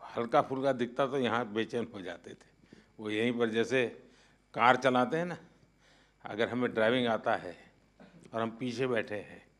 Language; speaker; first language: Hindi; non-native, local second language; Gujarati